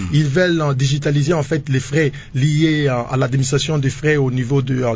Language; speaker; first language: French; non-native, local second language; Lingala